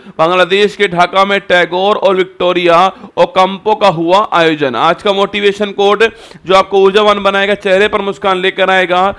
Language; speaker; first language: Hindi; native; Hindi